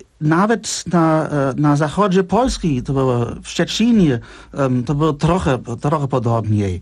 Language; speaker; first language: Polish; non-native, fluent; Czech